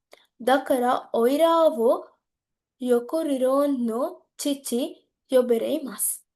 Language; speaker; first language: Japanese; non-native, learner; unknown